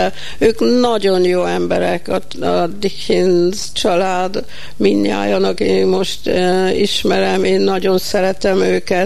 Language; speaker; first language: Hungarian; early bilingual, heritage; Hungarian